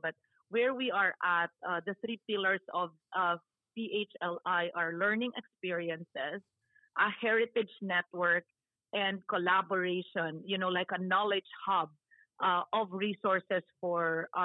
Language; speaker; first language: English; non-native, local second language; Cebuano